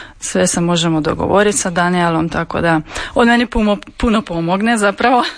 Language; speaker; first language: Croatian; non-native, local second language; Hungarian